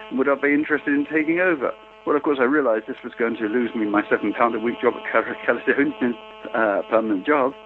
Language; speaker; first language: English; native; English